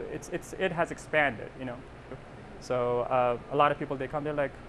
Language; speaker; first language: English; non-native, local second language; Persian